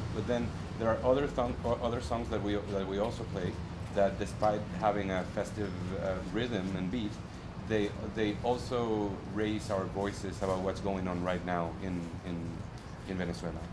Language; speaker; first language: English; native; English